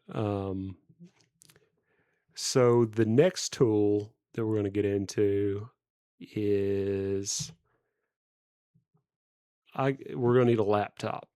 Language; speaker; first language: English; native; English